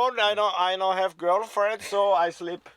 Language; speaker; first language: English; non-native, learner; German